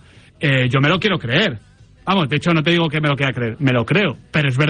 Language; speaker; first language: Spanish; native; Spanish